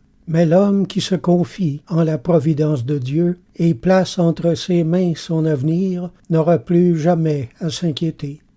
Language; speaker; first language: French; native; French